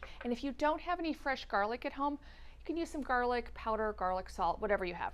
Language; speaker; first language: English; native; English